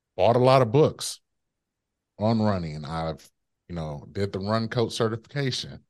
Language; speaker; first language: English; native; English